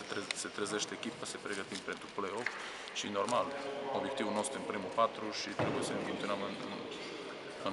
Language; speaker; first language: Romanian; non-native, learner; Serbian